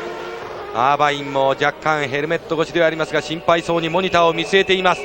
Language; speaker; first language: Japanese; native; Japanese